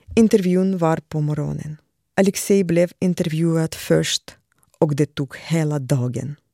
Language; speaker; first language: Swedish; non-native, fluent; Russian